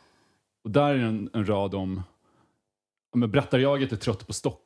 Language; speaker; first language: Swedish; native; Swedish